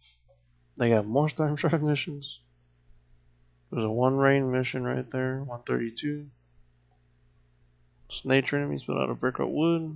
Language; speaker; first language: English; native; English